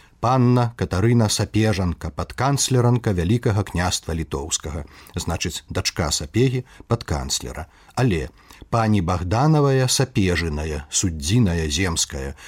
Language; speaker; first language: Belarusian; native; Belarusian